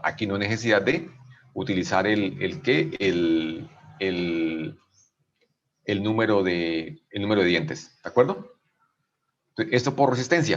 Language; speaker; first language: Spanish; native; Spanish